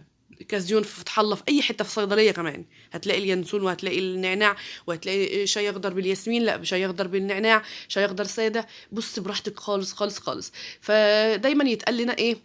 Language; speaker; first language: Arabic; native; Arabic